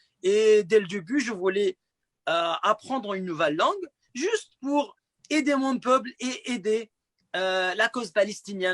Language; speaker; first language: French; non-native, fluent; Arabic